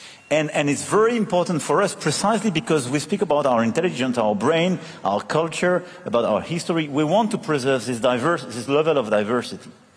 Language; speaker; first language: English; non-native, fluent; French